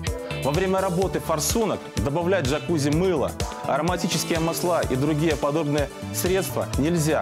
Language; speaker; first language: Russian; native; Russian